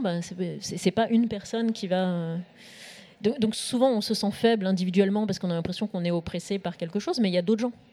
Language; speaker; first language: French; native; French